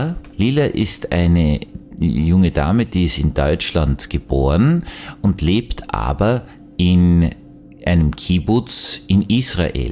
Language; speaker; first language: German; native; German